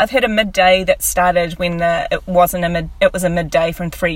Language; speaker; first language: English; native; English